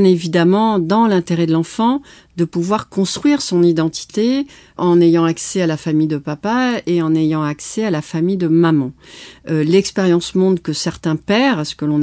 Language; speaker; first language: French; native; French